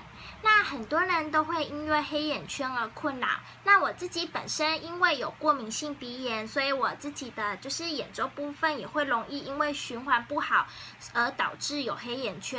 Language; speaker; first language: Chinese; native; Chinese